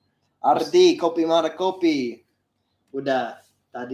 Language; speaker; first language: Indonesian; non-native, learner; English